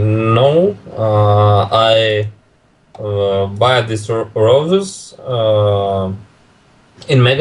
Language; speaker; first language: English; non-native, learner; Russian